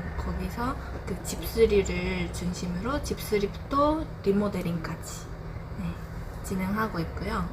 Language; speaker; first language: Korean; non-native, fluent; Japanese